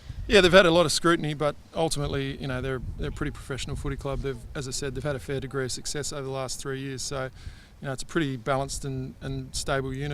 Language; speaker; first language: English; native; English